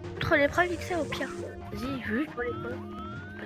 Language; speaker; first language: French; native; French